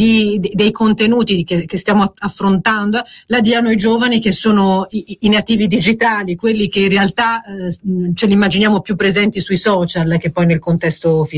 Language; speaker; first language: Italian; native; Italian